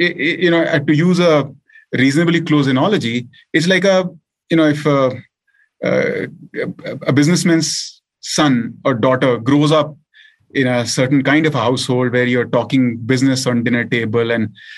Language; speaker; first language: English; non-native, local second language; Hindi